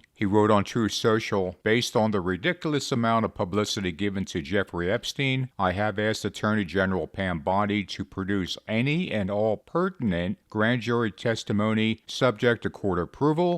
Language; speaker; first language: English; native; English